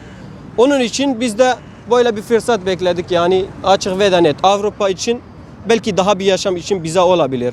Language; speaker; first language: Turkish; non-native, fluent; Arabic